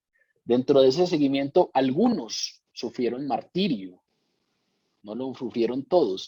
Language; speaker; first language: Spanish; native; Spanish